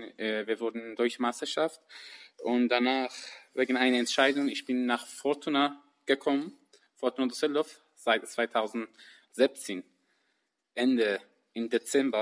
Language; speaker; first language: German; non-native, learner; Persian